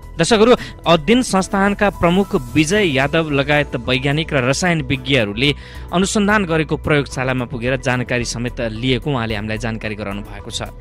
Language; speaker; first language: Nepali; native; Nepali